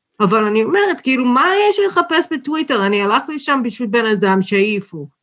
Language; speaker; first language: Hebrew; non-native, fluent; English